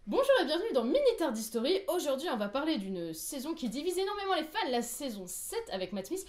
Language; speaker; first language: French; native; French